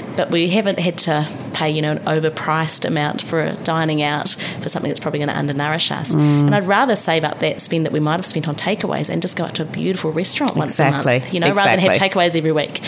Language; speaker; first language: English; native; English